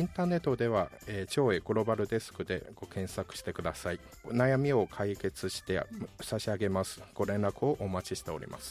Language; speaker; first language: Japanese; non-native, fluent; Chinese